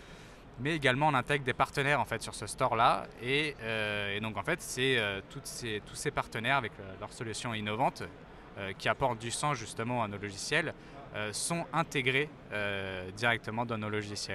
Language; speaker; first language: French; native; French